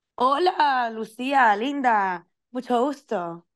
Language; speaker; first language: Spanish; early bilingual, heritage; Spanish